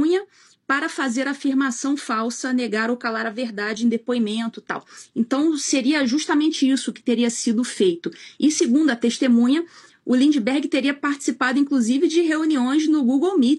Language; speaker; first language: Portuguese; native; Portuguese